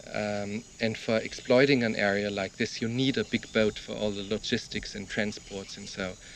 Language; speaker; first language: English; non-native, fluent; German